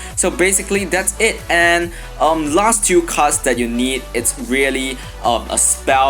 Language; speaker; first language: English; non-native, fluent; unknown